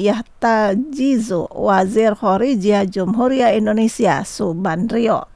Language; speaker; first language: Arabic; non-native, fluent; Indonesian